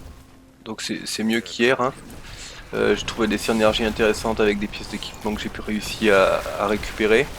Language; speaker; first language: French; native; French